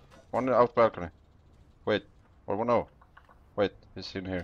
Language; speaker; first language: English; non-native, fluent; Swedish